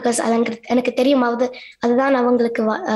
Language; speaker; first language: Tamil; early bilingual, heritage; Tamil